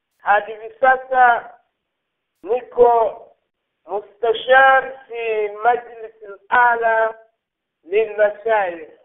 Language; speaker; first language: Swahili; non-native, local second language; Rundi